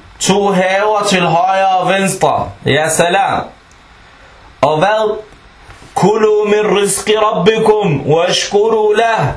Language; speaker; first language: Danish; non-native, fluent; Arabic